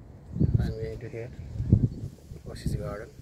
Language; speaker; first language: English; non-native, learner; Nepali